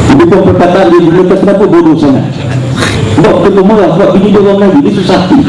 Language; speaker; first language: Malay; native; Malay